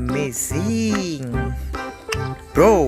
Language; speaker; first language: English; non-native, learner; Khmer